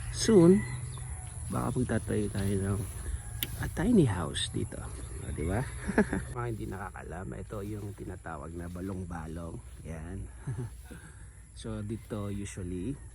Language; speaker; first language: Filipino; non-native, local second language; Pampanga